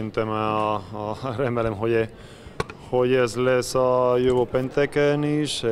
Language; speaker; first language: Hungarian; non-native, learner; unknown